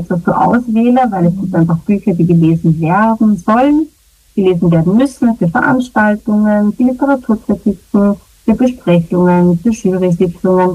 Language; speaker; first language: German; native; German